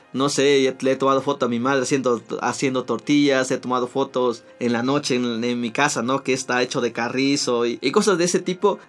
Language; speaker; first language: Spanish; non-native, local second language; Nahuatl languages